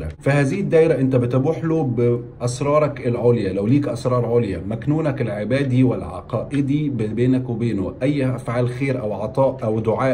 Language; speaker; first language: Arabic; native; Arabic